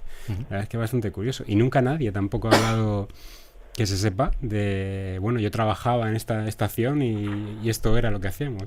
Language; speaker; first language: Spanish; native; Spanish